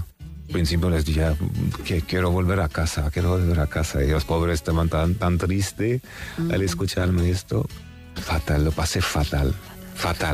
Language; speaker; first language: Spanish; non-native, fluent; Armenian